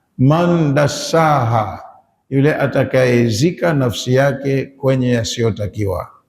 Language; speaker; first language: Swahili; native; Swahili